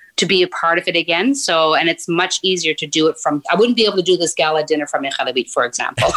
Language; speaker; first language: English; native; English